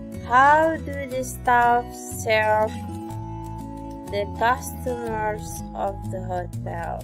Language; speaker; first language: English; non-native, fluent; Indonesian